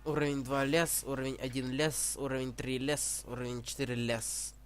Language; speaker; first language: Russian; non-native, local second language; Ukrainian